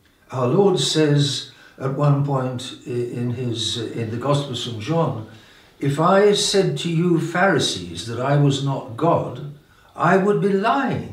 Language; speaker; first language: English; native; English